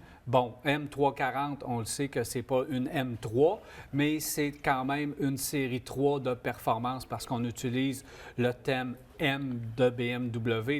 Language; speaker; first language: French; native; French